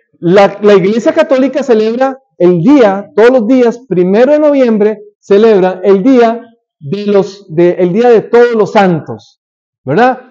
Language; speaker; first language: Spanish; native; Spanish